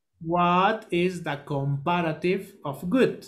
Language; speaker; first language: English; non-native, learner; Spanish